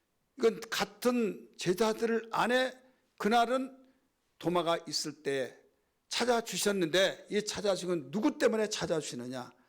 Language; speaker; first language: Korean; native; Korean